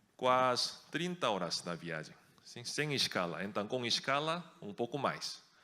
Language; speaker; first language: Portuguese; non-native, fluent; Korean